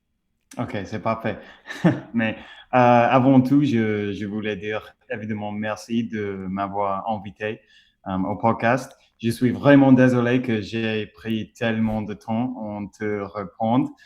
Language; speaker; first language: French; non-native, fluent; English